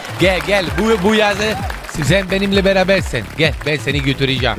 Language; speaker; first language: Turkish; non-native, learner; Italian